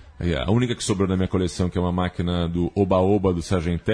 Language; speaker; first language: Portuguese; native; Portuguese